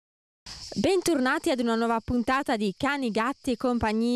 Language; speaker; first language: Italian; native; Italian